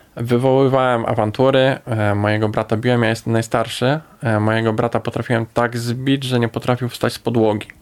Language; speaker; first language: Polish; native; Polish